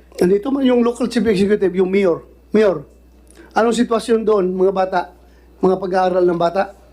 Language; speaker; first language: Filipino; non-native, local second language; Cebuano